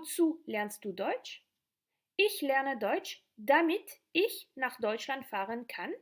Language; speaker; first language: German; non-native, fluent; French